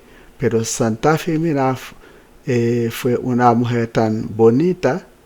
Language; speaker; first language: Spanish; non-native, fluent; Haitian Creole